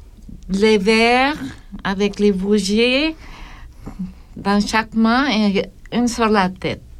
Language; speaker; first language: French; non-native, learner; Filipino